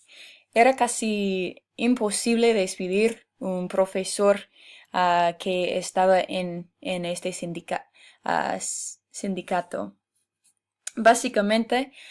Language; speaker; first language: Spanish; non-native, fluent; English